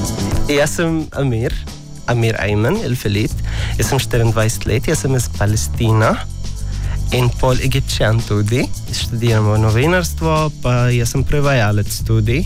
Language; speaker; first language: Slovenian; non-native, learner; Arabic